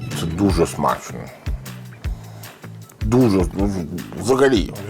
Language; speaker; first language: Ukrainian; non-native, learner; Italian